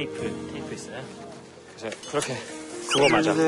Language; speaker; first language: Korean; non-native, fluent; English